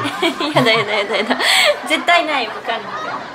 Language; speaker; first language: Japanese; native; Japanese